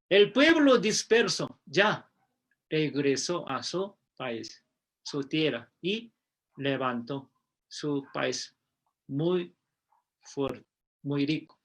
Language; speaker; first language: Spanish; non-native, fluent; Korean